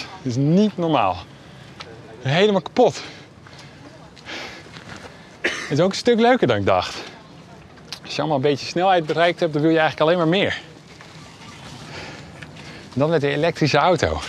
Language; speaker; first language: Dutch; native; Dutch